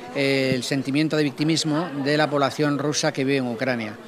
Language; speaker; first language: Spanish; native; Spanish